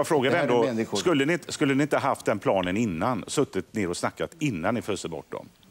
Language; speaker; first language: Swedish; native; Swedish